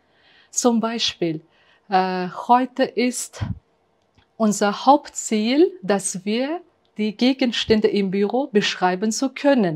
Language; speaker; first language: German; non-native, fluent; Uzbek